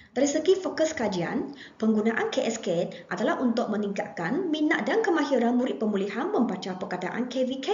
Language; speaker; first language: Malay; non-native, local second language; Chinese